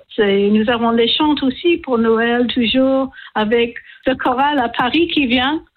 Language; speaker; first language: French; non-native, learner; English